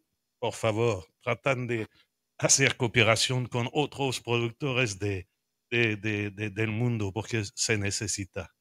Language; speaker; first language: Spanish; non-native, learner; French